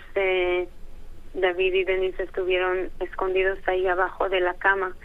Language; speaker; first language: Spanish; early bilingual, heritage; Hebrew